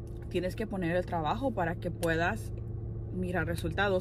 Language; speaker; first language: Spanish; early bilingual, heritage; Spanish